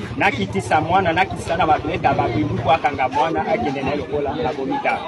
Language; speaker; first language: Lingala; native; Lingala